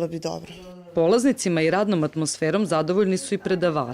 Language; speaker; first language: Serbian; native; Serbian